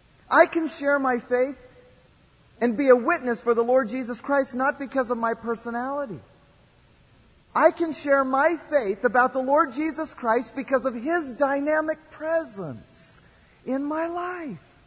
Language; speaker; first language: English; native; English